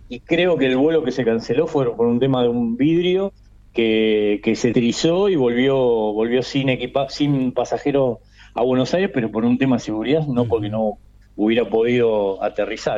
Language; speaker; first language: Spanish; native; Spanish